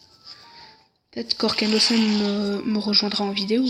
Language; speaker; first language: French; native; French